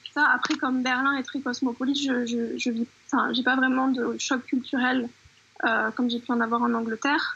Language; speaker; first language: French; native; French